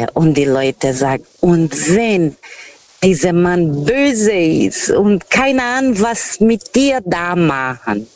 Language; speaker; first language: German; non-native, fluent; Portuguese